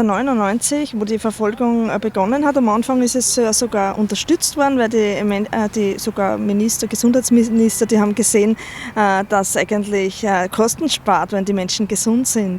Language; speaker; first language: German; non-native, fluent; Chinese